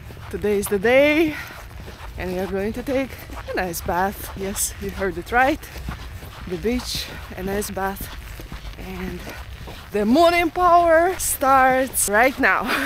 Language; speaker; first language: English; non-native, fluent; Russian